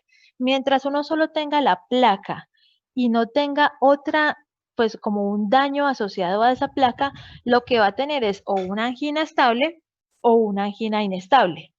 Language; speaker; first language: Spanish; native; Spanish